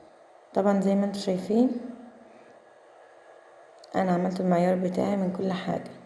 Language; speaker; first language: Arabic; native; Arabic